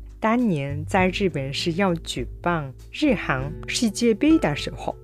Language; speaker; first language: Chinese; non-native, fluent; Japanese